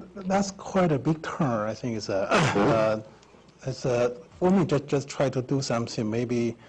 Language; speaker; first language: English; non-native, learner; Chinese